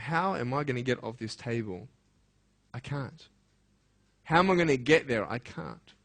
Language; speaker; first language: English; native; English